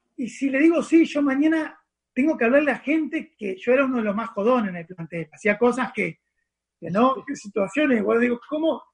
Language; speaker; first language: Spanish; native; Spanish